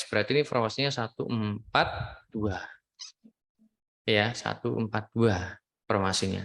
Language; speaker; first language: Indonesian; native; Indonesian